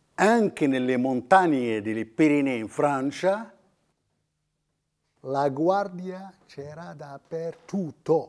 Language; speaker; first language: Italian; non-native, fluent; Riffian